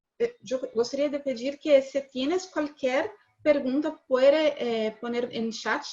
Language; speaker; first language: Spanish; non-native, learner; Portuguese